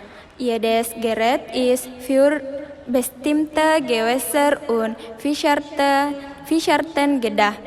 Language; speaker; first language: German; non-native, learner; Indonesian